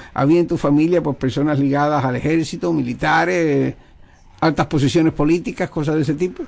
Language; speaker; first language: Spanish; native; Spanish